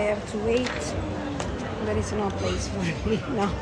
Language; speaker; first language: English; non-native, learner; Italian